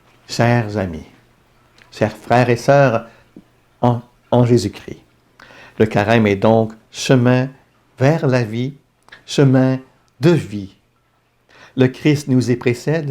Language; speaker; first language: French; native; French